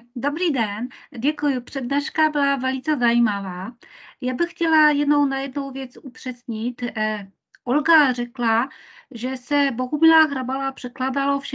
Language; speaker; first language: Czech; non-native, fluent; Polish